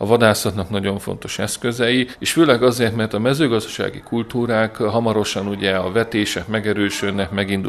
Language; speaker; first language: Hungarian; native; Hungarian